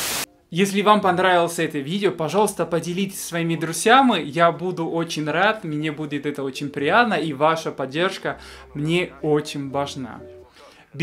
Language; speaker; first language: Russian; non-native, fluent; Spanish